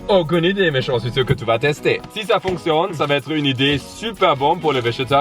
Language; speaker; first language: French; native; French